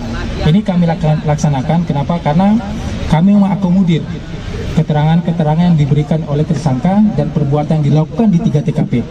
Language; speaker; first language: Indonesian; native; Indonesian